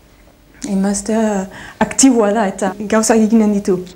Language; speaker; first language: Basque; non-native, learner; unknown